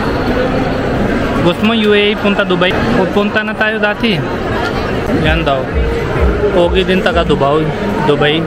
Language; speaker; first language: Filipino; non-native, learner; Hindi